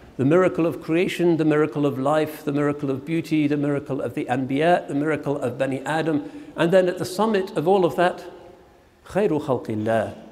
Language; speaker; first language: English; native; English